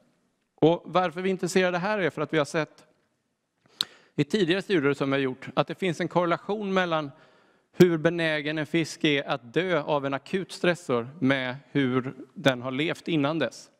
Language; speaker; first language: Swedish; native; Swedish